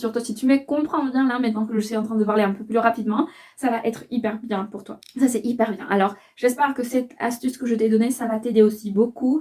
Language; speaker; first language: French; non-native, fluent; Spanish